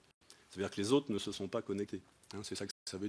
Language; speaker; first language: French; native; French